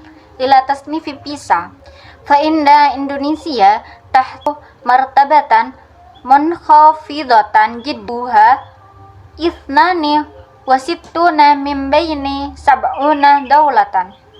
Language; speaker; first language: Arabic; non-native, fluent; Indonesian